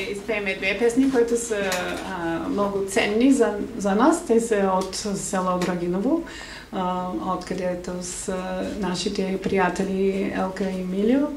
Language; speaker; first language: Bulgarian; non-native, fluent; English